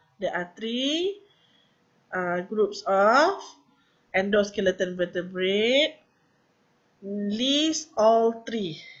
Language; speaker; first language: English; non-native, local second language; Malay